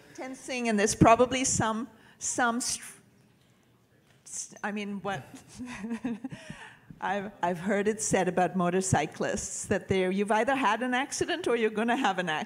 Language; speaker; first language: English; native; English